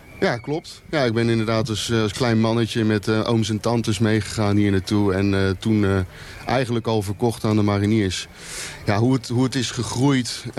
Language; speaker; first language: Dutch; native; Dutch